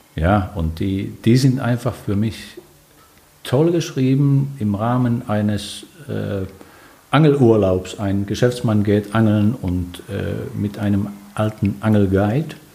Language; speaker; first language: German; non-native, fluent; Finnish